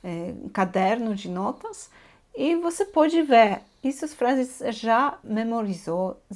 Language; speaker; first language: Portuguese; non-native, fluent; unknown